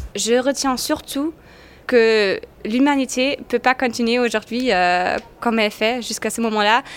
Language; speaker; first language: French; non-native, fluent; German